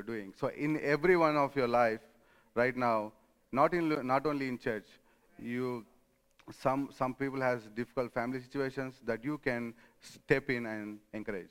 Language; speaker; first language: English; non-native, local second language; Telugu